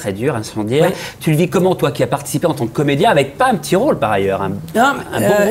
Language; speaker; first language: French; native; French